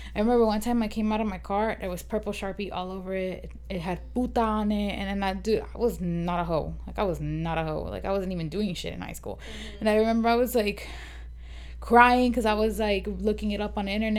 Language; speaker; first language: English; early bilingual, other home language; Spanish